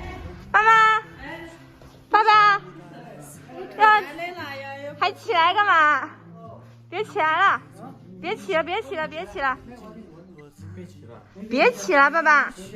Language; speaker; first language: Chinese; native; Chinese